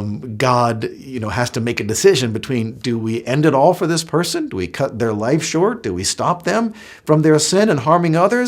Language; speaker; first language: English; native; English